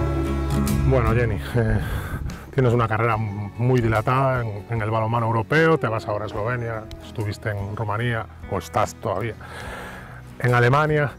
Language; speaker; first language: Spanish; native; Spanish